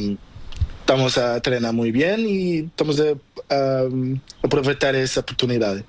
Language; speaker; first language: Spanish; non-native, learner; Portuguese